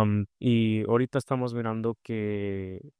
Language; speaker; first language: Spanish; early bilingual, heritage; Spanish